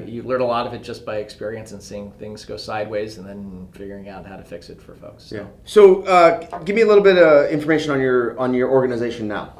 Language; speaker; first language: English; native; English